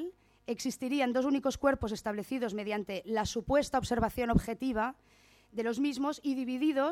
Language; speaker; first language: Spanish; native; Spanish